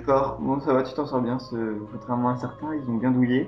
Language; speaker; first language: French; native; French